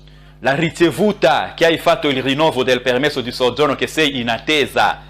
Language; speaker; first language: Italian; non-native, fluent; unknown